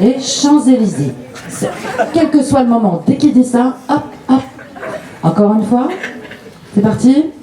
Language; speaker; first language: French; native; French